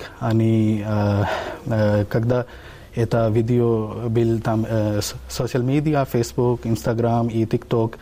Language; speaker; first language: Russian; non-native, learner; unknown